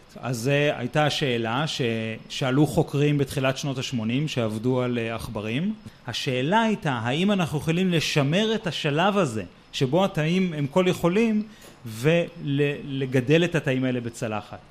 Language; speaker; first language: Hebrew; native; Hebrew